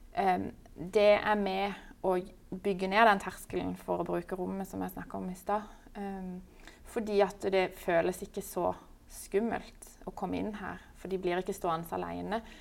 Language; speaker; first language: Norwegian; native; Norwegian